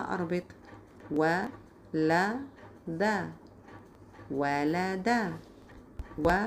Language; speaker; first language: Arabic; non-native, fluent; French